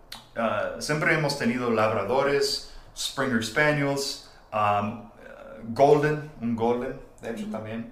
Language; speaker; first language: Spanish; non-native, fluent; English